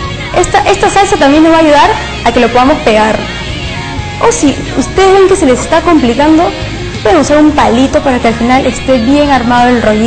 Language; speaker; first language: Spanish; native; Spanish